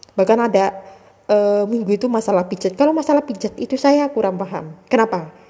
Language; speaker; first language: Indonesian; non-native, local second language; Javanese